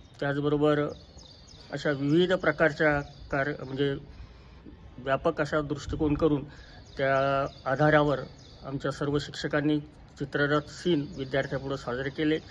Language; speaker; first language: Marathi; native; Marathi